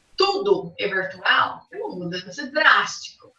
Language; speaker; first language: Portuguese; non-native, fluent; English